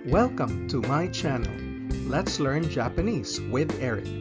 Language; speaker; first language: English; non-native, fluent; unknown